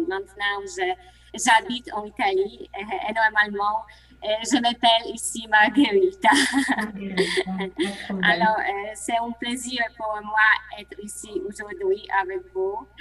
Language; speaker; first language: French; non-native, learner; Polish